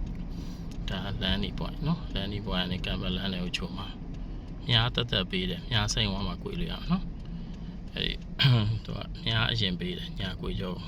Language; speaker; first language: Burmese; native; Burmese